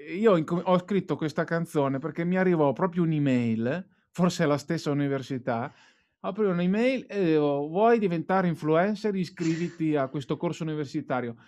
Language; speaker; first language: Italian; native; Italian